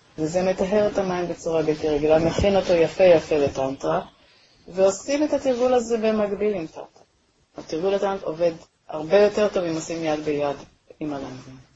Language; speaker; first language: Hebrew; native; Hebrew